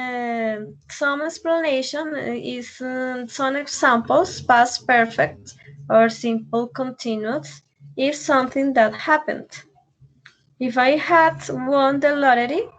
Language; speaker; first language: English; non-native, learner; Spanish